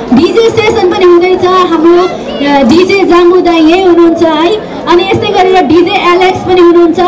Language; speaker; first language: Nepali; non-native, local second language; Sherpa